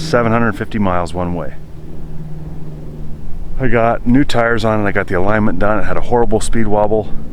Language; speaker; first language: English; native; English